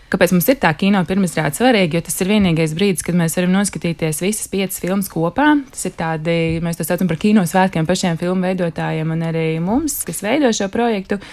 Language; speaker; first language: Latvian; native; Latvian